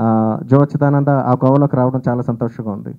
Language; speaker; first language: Telugu; native; Telugu